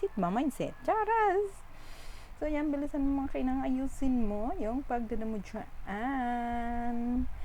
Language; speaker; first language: Filipino; non-native, local second language; Waray